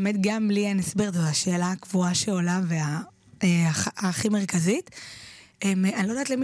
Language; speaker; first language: Hebrew; native; Hebrew